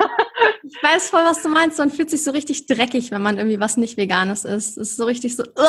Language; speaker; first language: German; native; German